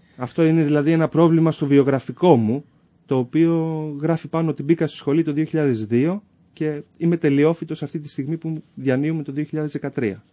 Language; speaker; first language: Greek; early bilingual, other home language; Persian